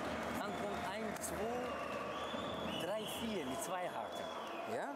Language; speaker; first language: German; non-native, learner; Russian